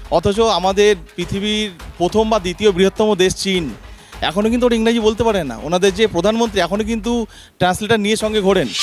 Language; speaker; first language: Bangla; native; Bangla